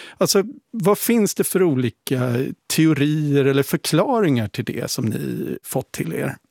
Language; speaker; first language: Swedish; native; Swedish